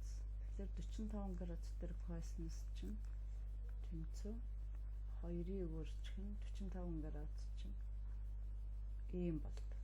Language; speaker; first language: Mongolian; native; Mongolian